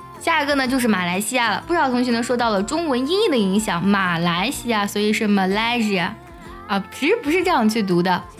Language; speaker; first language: Chinese; native; Chinese